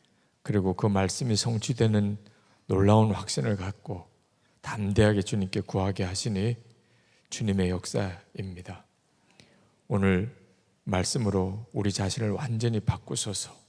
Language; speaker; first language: Korean; native; Korean